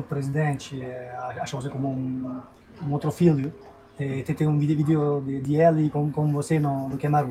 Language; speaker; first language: Portuguese; non-native, fluent; Turkish